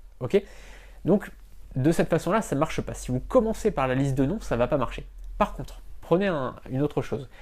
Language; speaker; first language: French; native; French